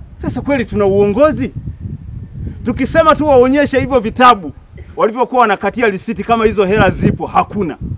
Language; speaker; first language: Swahili; native; Swahili